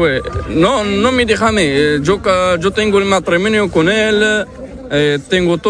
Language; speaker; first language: Spanish; non-native, learner; Arabic